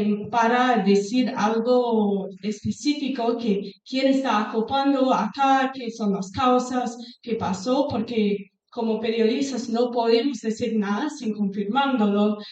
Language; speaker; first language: Spanish; non-native, fluent; English